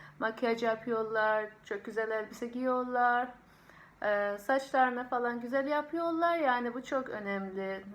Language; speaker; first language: Turkish; non-native, fluent; Persian